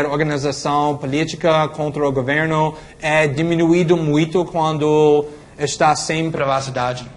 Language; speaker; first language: Portuguese; non-native, fluent; English